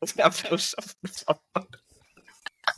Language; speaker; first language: Spanish; native; Spanish